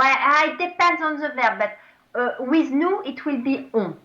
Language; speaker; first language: English; non-native, fluent; French